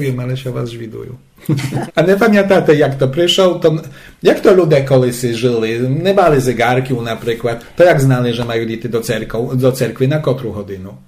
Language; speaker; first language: Polish; non-native, local second language; Rusyn